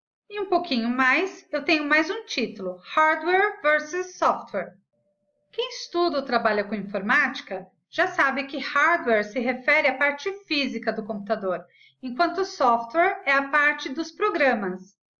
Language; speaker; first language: Portuguese; native; Portuguese